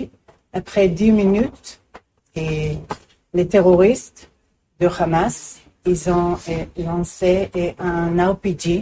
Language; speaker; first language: French; non-native, learner; Hebrew